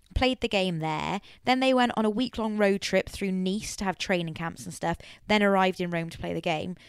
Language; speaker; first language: English; native; English